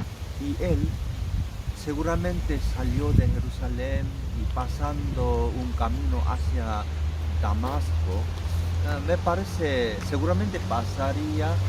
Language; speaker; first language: Spanish; non-native, learner; Korean